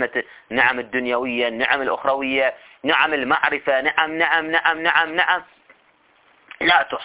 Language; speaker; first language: Arabic; native; Arabic